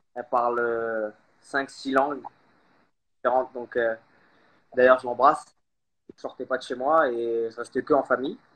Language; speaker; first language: French; early bilingual, other home language; Khmer